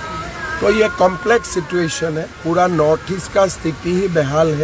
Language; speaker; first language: Hindi; non-native, local second language; Assamese